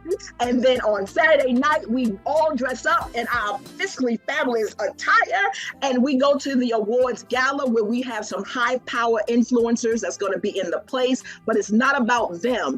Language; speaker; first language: English; native; English